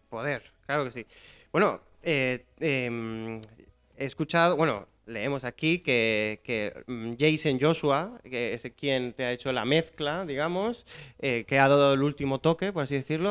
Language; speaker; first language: Spanish; native; Spanish